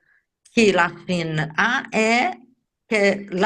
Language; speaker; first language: French; non-native, fluent; Portuguese